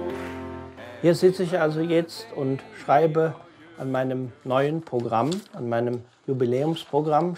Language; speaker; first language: German; native; German